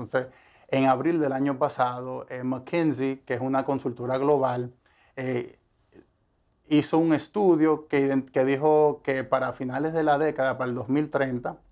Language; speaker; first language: Spanish; native; Spanish